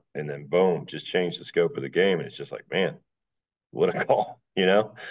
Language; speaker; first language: English; native; English